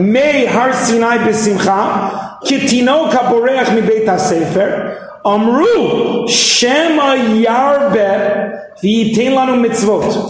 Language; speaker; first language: Hebrew; non-native, fluent; English